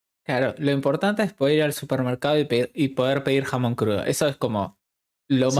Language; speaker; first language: Spanish; native; Spanish